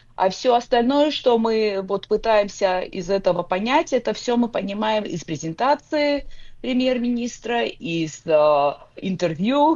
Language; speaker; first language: Russian; non-native, local second language; Georgian